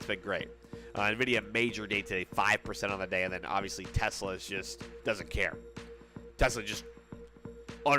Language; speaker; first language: English; native; English